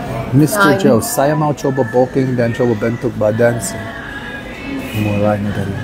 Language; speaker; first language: Indonesian; non-native, learner; English